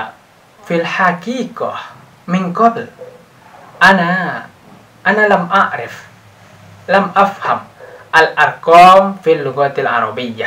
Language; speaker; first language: Arabic; non-native, learner; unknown